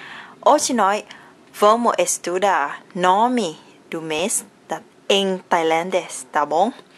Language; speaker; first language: Portuguese; non-native, learner; Thai